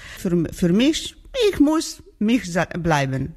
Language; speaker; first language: German; non-native, learner; Georgian